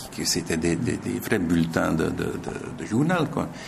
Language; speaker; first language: French; native; French